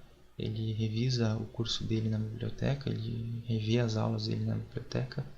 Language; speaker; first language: Portuguese; non-native, fluent; French